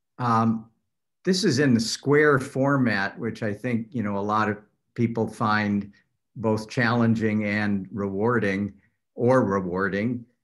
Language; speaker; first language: English; native; English